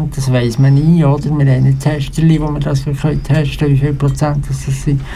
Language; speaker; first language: German; native; German